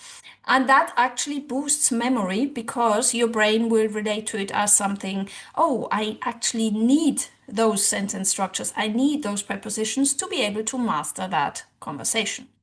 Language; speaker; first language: English; non-native, fluent; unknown